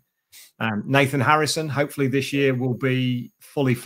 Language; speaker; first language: English; native; English